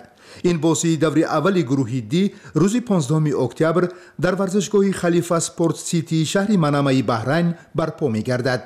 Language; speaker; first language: Persian; native; Persian